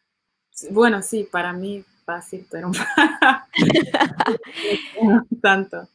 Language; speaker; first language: Spanish; non-native, learner; English